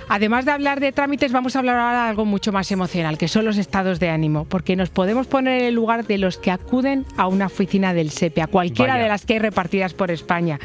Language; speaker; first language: Spanish; native; Spanish